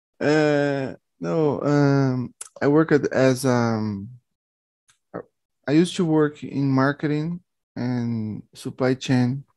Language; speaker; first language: English; non-native, learner; Portuguese